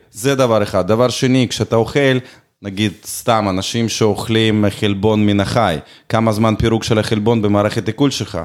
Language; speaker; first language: Hebrew; non-native, fluent; Russian